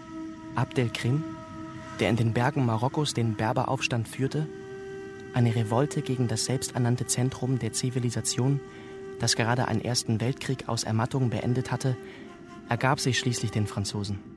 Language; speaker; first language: German; native; German